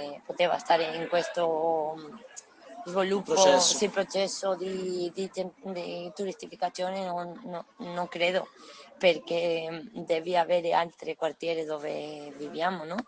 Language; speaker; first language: Italian; non-native, learner; Spanish